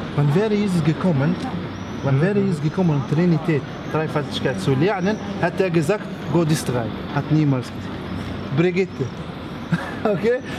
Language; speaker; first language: German; non-native, learner; Arabic